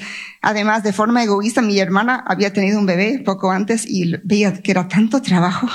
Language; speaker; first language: Spanish; native; Spanish